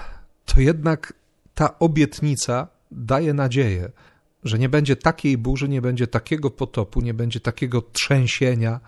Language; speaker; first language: Polish; native; Polish